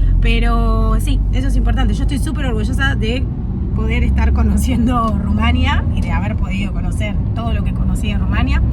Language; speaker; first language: Spanish; native; Spanish